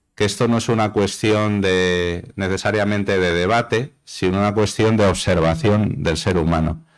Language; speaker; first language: Spanish; native; Spanish